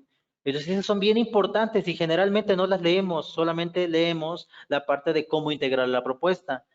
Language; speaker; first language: Spanish; native; Spanish